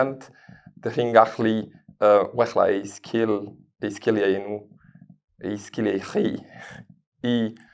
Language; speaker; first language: Welsh; non-native, learner; Spanish